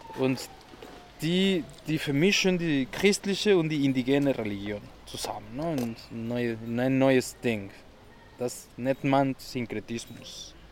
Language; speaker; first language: German; non-native, fluent; Spanish